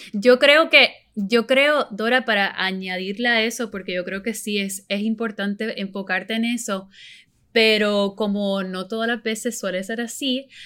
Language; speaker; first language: Spanish; early bilingual, heritage; Spanish